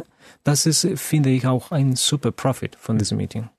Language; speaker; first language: German; non-native, fluent; Spanish